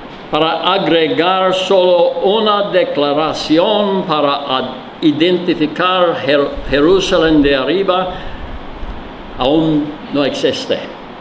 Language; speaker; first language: Spanish; non-native, learner; English